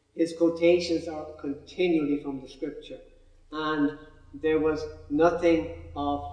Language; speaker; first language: English; native; English